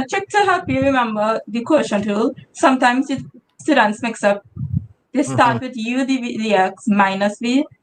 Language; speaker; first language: English; native; English